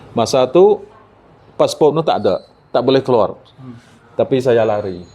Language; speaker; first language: Malay; non-native, fluent; Eastern Cham